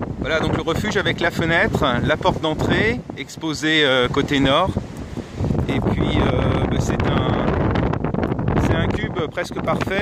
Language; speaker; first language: French; native; French